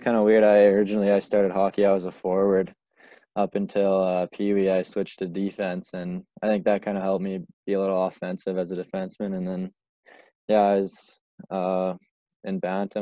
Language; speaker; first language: English; native; English